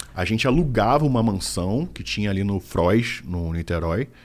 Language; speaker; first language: Portuguese; native; Portuguese